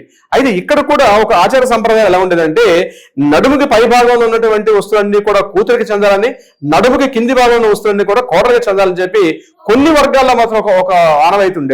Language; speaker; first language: Telugu; native; Telugu